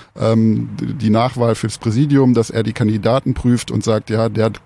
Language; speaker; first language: German; native; German